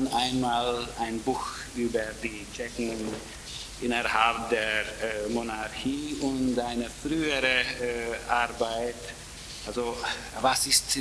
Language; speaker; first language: German; non-native, fluent; Italian